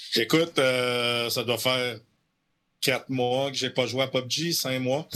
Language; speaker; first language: French; native; French